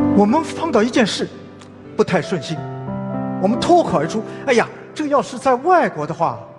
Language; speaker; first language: Chinese; native; Chinese